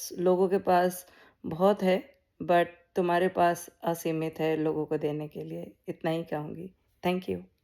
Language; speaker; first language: Hindi; native; Hindi